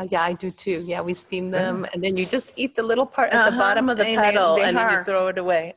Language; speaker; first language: English; native; English